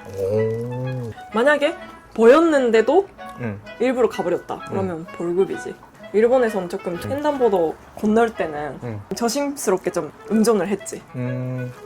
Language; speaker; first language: Korean; non-native, fluent; Japanese